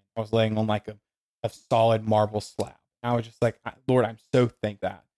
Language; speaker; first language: English; native; English